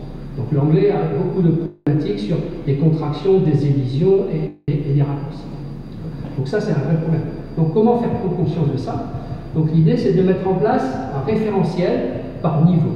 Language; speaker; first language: French; native; French